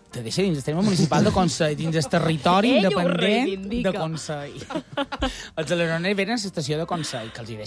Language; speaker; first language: Catalan; native; Catalan